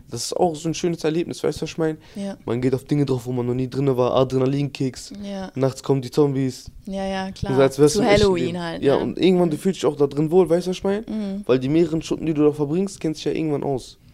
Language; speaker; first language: German; early bilingual, other home language; Turkish